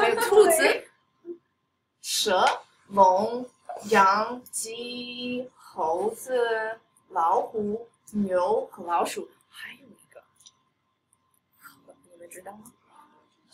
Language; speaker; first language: Chinese; non-native, fluent; English